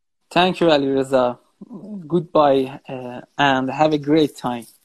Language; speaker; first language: English; non-native, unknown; Persian